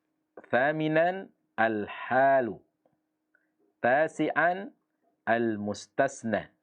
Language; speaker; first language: Arabic; non-native, fluent; Indonesian